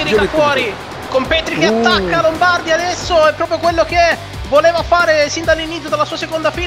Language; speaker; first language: Italian; native; Italian